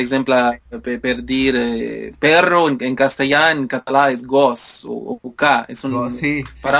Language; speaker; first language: Catalan; non-native, fluent; Spanish